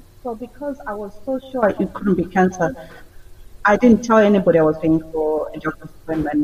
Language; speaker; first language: English; non-native, local second language; Shona